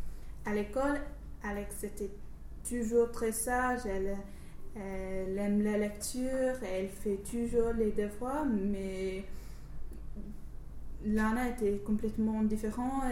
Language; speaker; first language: French; non-native, learner; English